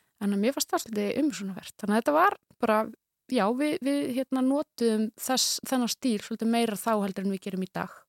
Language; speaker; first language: Icelandic; native; Icelandic